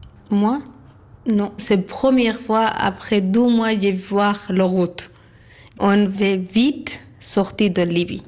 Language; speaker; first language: French; non-native, learner; Arabic